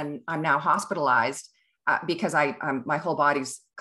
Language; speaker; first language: English; native; English